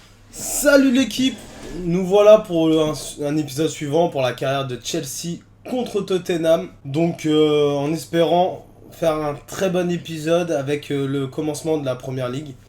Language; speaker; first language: French; native; French